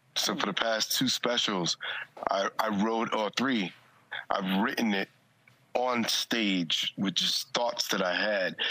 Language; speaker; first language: English; native; English